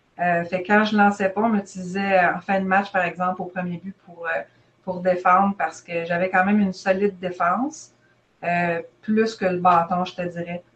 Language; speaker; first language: French; native; French